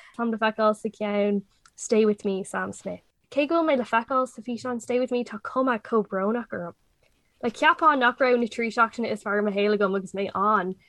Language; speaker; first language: Irish; non-native, local second language; English